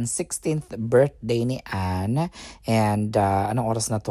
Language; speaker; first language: Filipino; native; Filipino